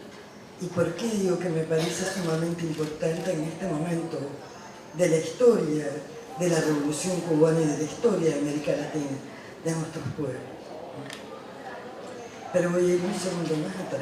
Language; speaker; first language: Spanish; native; Spanish